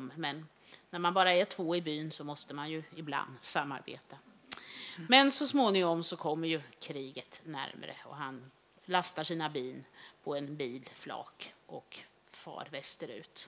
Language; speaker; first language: Swedish; native; Swedish